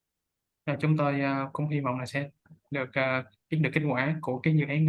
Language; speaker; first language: Vietnamese; native; Vietnamese